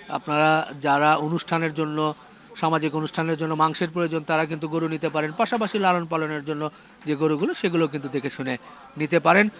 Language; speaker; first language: Bangla; native; Bangla